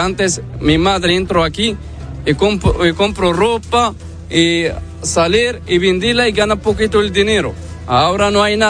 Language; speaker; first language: Spanish; non-native, learner; Arabic